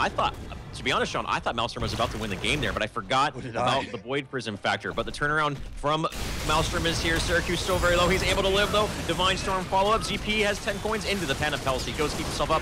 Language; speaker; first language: English; native; English